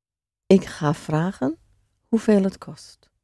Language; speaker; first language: Dutch; non-native, fluent; English